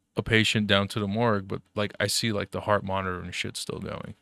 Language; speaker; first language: English; early bilingual, other home language; German